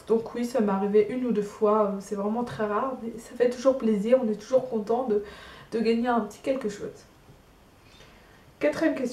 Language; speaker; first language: French; native; French